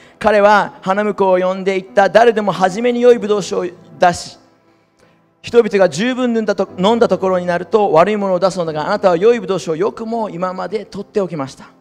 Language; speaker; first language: Japanese; early bilingual, heritage; Japanese